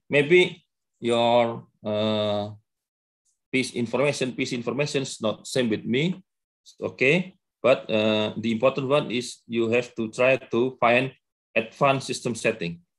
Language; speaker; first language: English; non-native, learner; Indonesian